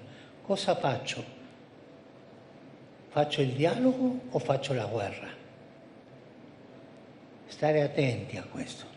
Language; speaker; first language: Italian; non-native, fluent; Spanish